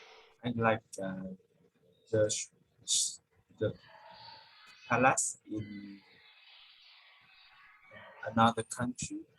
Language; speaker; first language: English; non-native, learner; Vietnamese